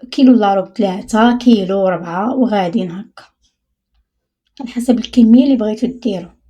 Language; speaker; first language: Arabic; native; Arabic